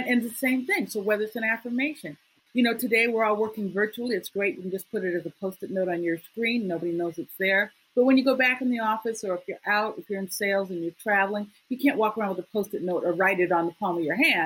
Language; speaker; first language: English; native; English